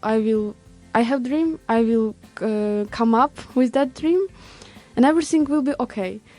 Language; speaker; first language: English; non-native, learner; Ukrainian